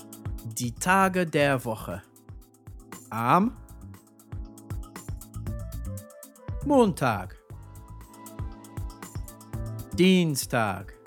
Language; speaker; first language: German; non-native, fluent; English